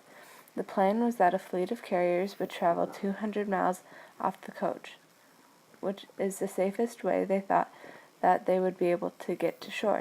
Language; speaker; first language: English; native; English